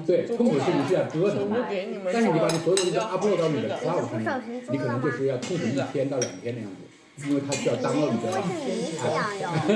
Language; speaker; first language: Chinese; native; Chinese